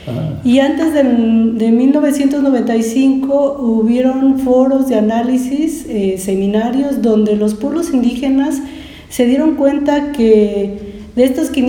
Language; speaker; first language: Spanish; native; Spanish